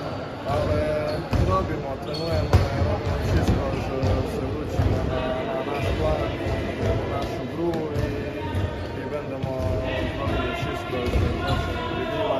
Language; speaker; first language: Polish; non-native, learner; Serbian